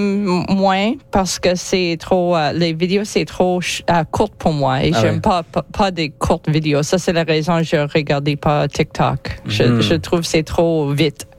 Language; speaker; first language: French; non-native, local second language; English